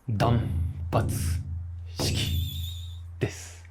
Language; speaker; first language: Japanese; native; Japanese